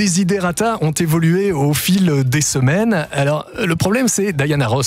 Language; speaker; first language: French; native; French